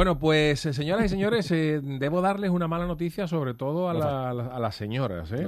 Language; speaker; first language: Spanish; native; Spanish